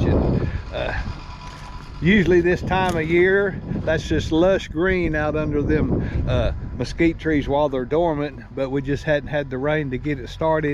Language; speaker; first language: English; native; English